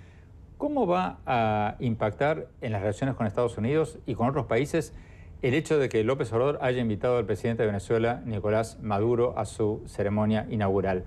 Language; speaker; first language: Spanish; native; Spanish